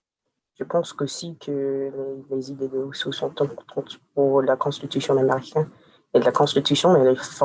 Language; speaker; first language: French; non-native, learner; English